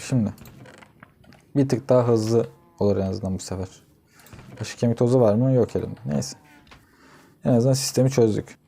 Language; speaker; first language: Turkish; native; Turkish